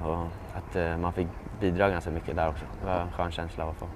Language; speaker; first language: Swedish; native; Swedish